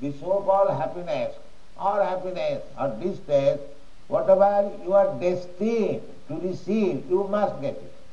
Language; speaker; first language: English; non-native, local second language; Bangla